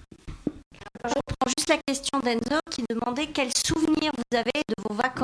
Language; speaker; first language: French; native; French